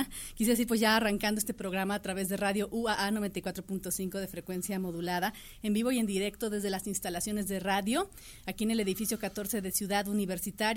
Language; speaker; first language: Spanish; native; Spanish